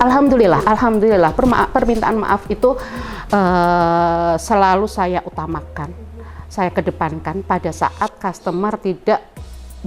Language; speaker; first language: Indonesian; native; Indonesian